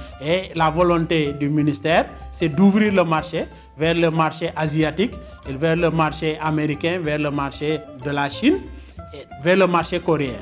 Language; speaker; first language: French; non-native, local second language; Wolof